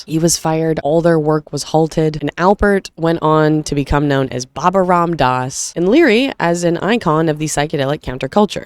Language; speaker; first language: English; native; English